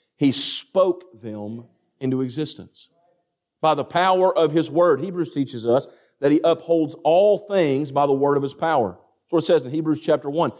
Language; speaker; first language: English; native; English